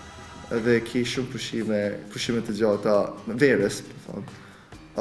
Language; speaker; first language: Albanian; early bilingual, other home language; Korean